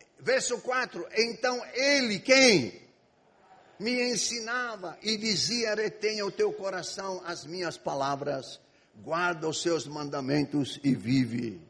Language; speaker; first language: Portuguese; non-native, fluent; Greek